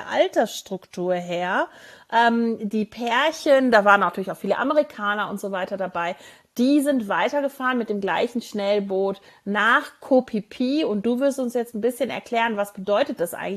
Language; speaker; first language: German; native; German